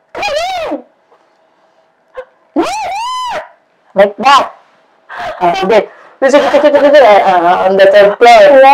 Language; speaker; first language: English; non-native, learner; Indonesian